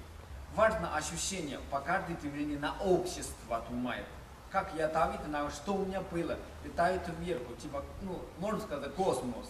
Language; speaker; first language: Russian; non-native, learner; Chinese